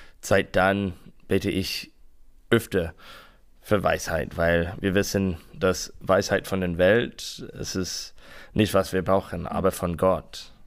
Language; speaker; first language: German; non-native, learner; English